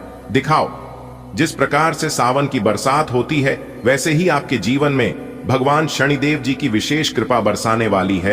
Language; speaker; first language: Hindi; native; Hindi